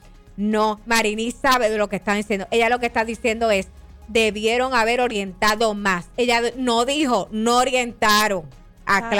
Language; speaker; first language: Spanish; native; Spanish